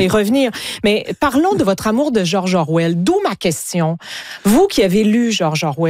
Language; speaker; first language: French; native; French